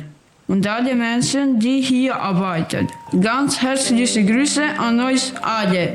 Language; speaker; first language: German; early bilingual, other home language; Albanian